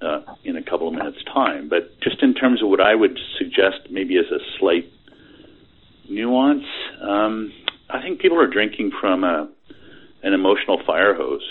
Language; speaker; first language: English; native; English